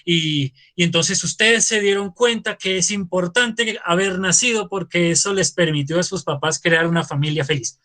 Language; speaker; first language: Spanish; native; Spanish